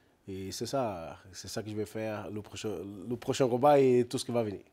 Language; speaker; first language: French; non-native, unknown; Portuguese